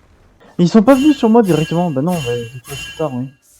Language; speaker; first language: French; native; French